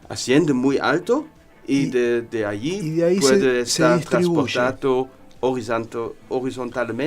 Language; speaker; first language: Spanish; non-native, learner; German